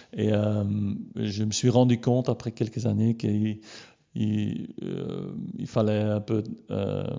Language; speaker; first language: French; native; French